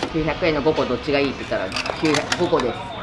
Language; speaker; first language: Japanese; native; Japanese